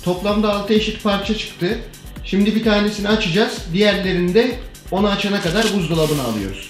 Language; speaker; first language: Turkish; native; Turkish